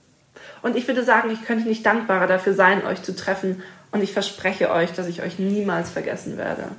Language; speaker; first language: German; native; German